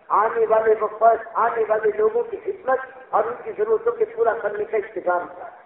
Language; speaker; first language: Urdu; native; Urdu